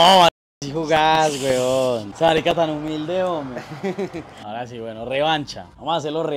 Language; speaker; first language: Spanish; native; Spanish